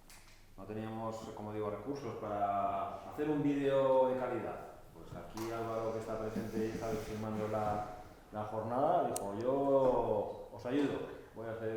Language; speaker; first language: Spanish; native; Spanish